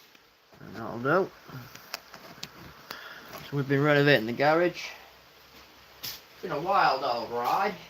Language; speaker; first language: English; native; English